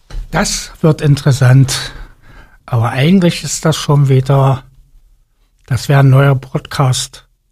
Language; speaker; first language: German; native; German